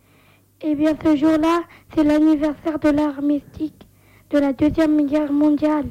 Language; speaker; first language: French; native; French